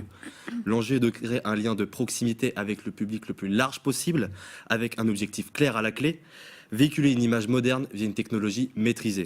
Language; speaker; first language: French; native; French